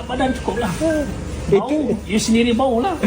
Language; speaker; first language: Malay; native; Malay